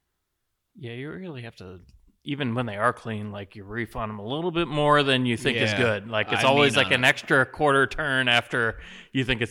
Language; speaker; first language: English; native; English